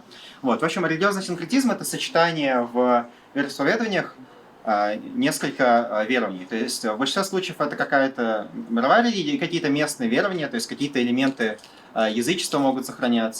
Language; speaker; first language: Russian; native; Russian